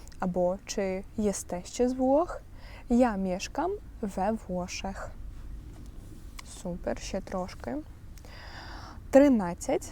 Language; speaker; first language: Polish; non-native, fluent; Ukrainian